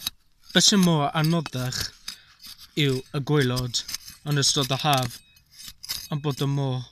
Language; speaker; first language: Welsh; non-native, learner; English